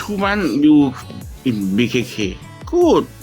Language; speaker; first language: English; non-native, learner; Thai